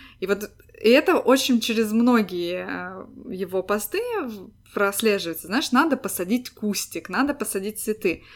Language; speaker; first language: Russian; native; Russian